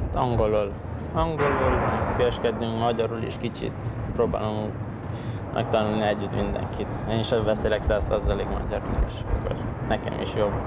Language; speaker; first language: Hungarian; non-native, learner; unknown